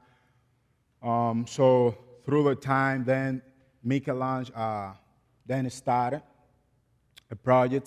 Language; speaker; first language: English; non-native, learner; Spanish